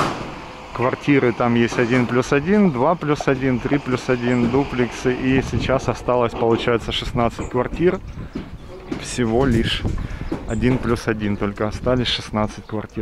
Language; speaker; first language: Russian; native; Russian